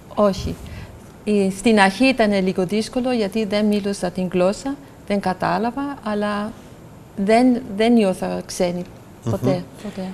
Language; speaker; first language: Greek; non-native, fluent; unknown